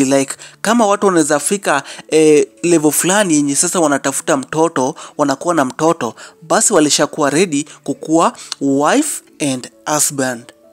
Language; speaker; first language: Swahili; non-native, local second language; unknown